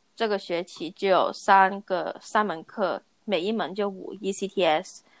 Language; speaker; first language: Chinese; non-native, local second language; Cantonese